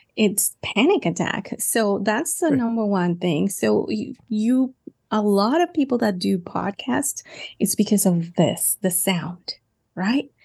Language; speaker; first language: English; non-native, fluent; Spanish